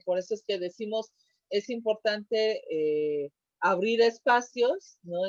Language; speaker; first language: Spanish; native; Spanish